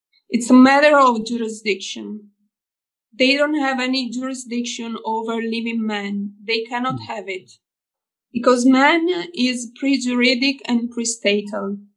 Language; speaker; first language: English; non-native, fluent; Italian